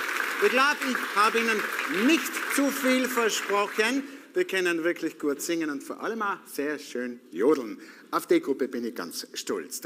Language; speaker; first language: German; native; German